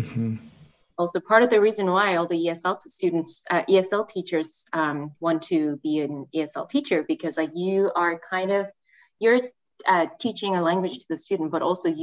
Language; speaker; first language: English; non-native, fluent; Korean